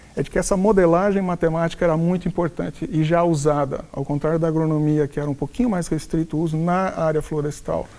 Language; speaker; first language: Portuguese; non-native, local second language; Spanish